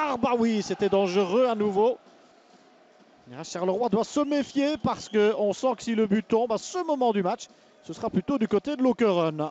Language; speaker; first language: French; native; French